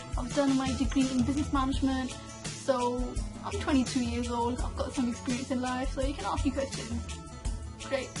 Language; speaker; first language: English; non-native, fluent; Danish